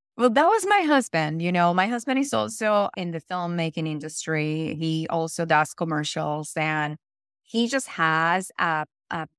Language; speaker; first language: English; non-native, fluent; Spanish